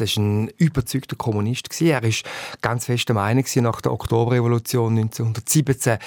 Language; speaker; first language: German; native; German